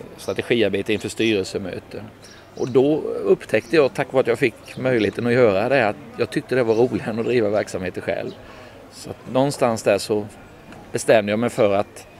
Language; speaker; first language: Swedish; native; Swedish